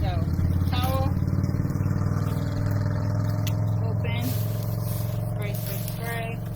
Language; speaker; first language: English; native; English